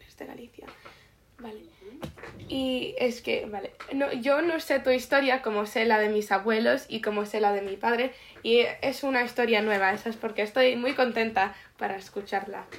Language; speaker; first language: Spanish; early bilingual, heritage; Spanish